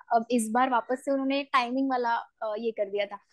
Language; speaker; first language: Hindi; non-native, local second language; Marathi